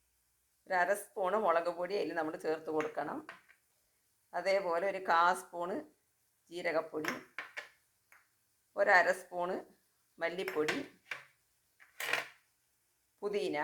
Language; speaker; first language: Malayalam; native; Malayalam